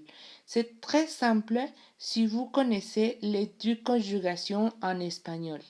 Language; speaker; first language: French; non-native, learner; Spanish